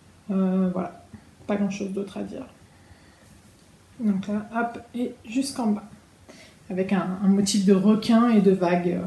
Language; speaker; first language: French; native; French